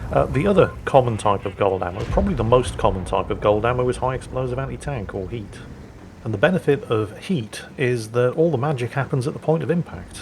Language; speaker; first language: English; native; English